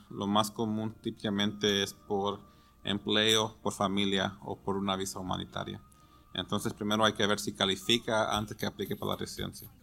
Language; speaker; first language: Spanish; early bilingual, heritage; Spanish